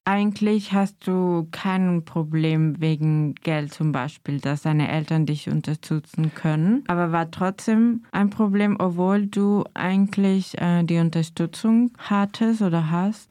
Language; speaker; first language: German; non-native, fluent; Spanish